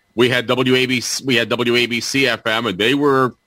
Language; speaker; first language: English; native; English